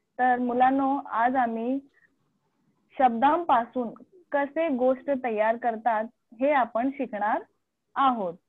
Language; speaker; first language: Marathi; non-native, local second language; Urdu